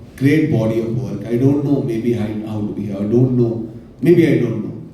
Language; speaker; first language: English; non-native, local second language; Malayalam